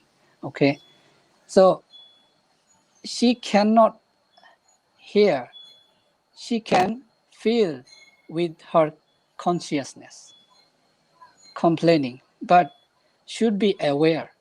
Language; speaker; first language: English; non-native, fluent; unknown